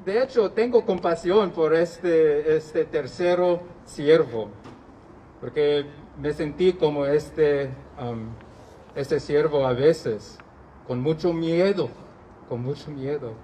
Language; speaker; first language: Spanish; non-native, learner; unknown